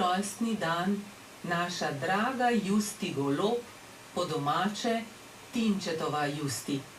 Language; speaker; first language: Slovenian; native; Slovenian